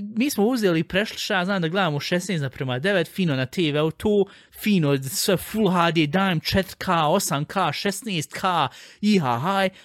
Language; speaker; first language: Bosnian; early bilingual, heritage; Bosnian